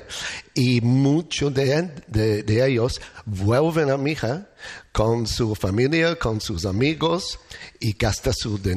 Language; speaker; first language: Spanish; non-native, learner; English